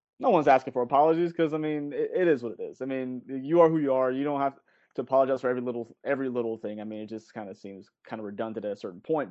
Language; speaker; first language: English; native; English